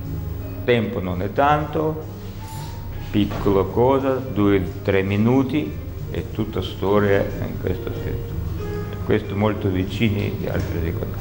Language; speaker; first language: Italian; non-native, learner; Russian